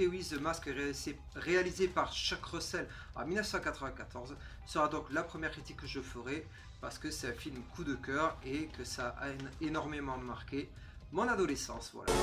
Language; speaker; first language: French; native; French